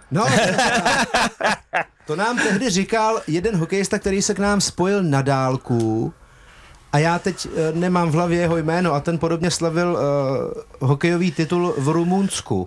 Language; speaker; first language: Czech; native; Czech